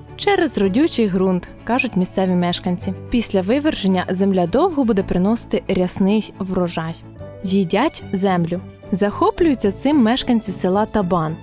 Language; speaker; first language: Ukrainian; native; Ukrainian